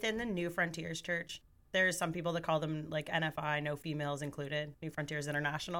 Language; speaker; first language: English; native; English